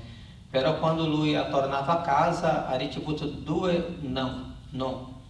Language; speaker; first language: Italian; non-native, learner; Portuguese